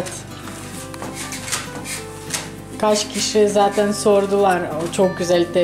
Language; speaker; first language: Turkish; non-native, fluent; Russian